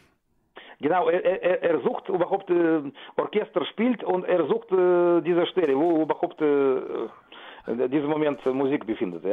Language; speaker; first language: German; non-native, fluent; Russian